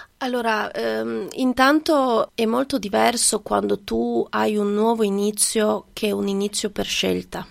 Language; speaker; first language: Italian; non-native, fluent; Serbian